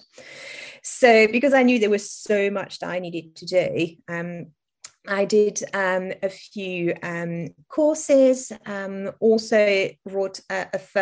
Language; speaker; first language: English; non-native, fluent; French